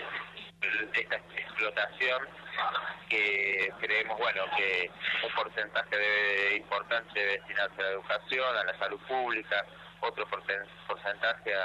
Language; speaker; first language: Spanish; native; Spanish